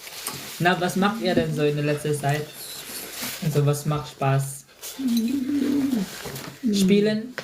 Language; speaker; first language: German; non-native, learner; Cebuano